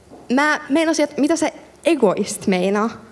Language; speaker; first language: Finnish; native; Finnish